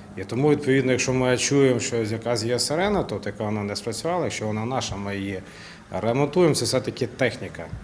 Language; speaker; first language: Ukrainian; non-native, local second language; Russian